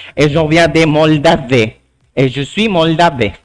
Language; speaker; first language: French; non-native, learner; Spanish